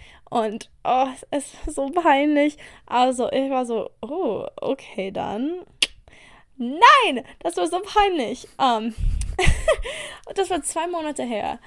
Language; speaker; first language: German; non-native, fluent; English